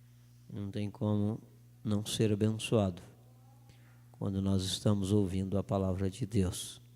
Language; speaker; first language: Portuguese; native; Portuguese